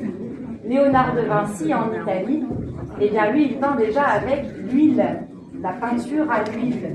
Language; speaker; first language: French; native; French